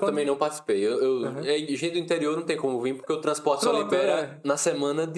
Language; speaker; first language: Portuguese; native; Portuguese